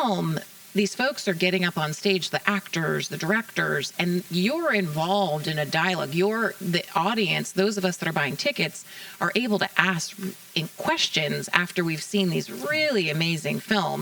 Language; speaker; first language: English; native; English